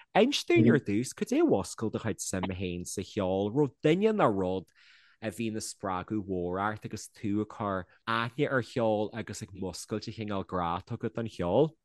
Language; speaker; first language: Irish; native; Irish